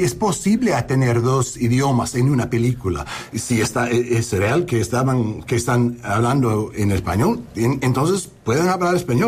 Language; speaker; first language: Spanish; early bilingual, heritage; English